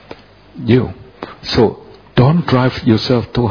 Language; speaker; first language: English; non-native, fluent; Indonesian